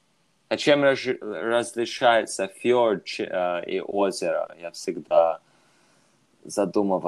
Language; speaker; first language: Russian; non-native, fluent; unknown